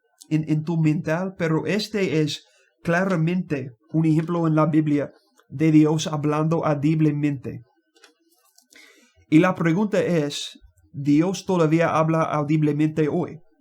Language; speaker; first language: Spanish; non-native, learner; English